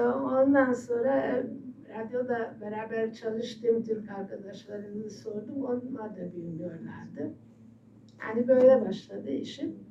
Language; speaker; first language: Turkish; non-native, fluent; Hungarian